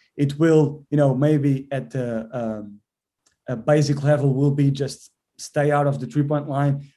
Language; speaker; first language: English; non-native, fluent; Portuguese